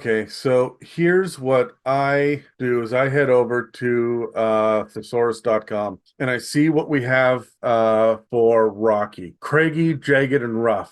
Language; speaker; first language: English; native; English